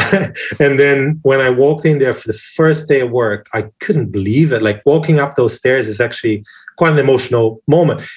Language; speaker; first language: English; non-native, fluent; Portuguese